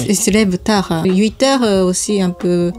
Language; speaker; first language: French; non-native, learner; Japanese